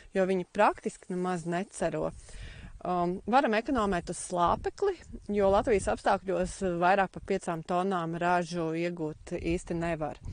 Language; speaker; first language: Latvian; native; Latvian